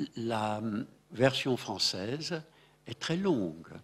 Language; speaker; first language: French; non-native, fluent; English